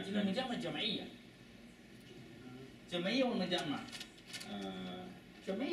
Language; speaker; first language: Arabic; non-native, learner; Chinese